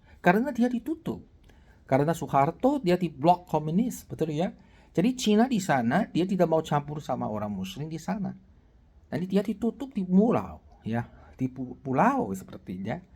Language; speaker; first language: Indonesian; non-native, fluent; Chinese